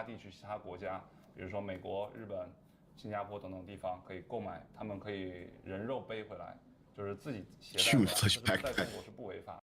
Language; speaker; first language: Chinese; native; Chinese